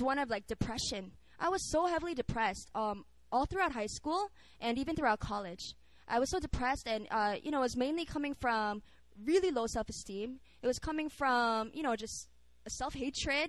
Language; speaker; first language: English; non-native, local second language; Korean